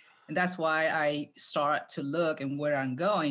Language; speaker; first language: English; non-native, fluent; Chinese